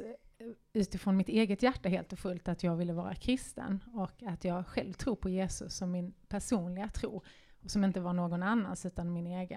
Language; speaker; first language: Swedish; native; Swedish